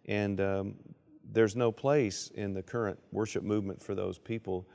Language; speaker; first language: English; native; English